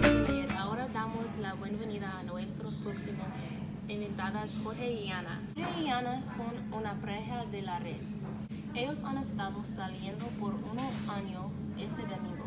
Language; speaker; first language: Spanish; non-native, learner; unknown